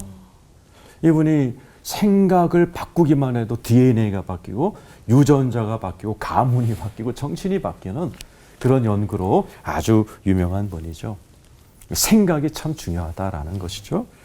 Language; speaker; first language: Korean; native; Korean